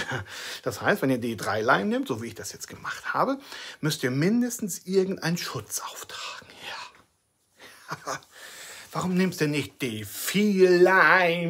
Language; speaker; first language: German; native; German